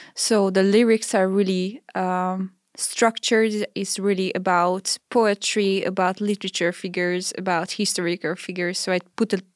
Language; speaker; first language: English; non-native, fluent; Hungarian